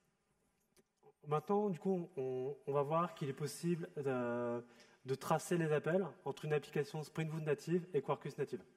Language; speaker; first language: French; native; French